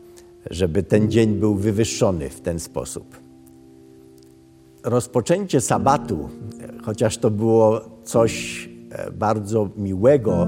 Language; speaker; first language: Polish; early bilingual, other home language; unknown